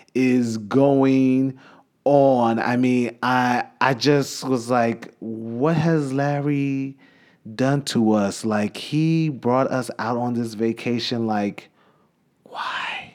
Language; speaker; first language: English; native; English